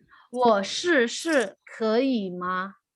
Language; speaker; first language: Chinese; non-native, fluent; Indonesian